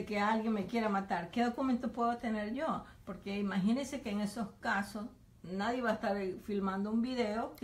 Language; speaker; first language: Spanish; native; Spanish